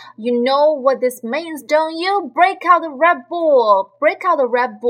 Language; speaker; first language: English; non-native, fluent; Chinese